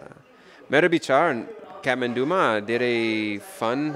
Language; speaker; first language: Nepali; non-native, learner; English